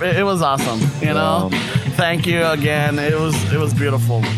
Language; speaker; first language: English; early bilingual, other home language; Spanish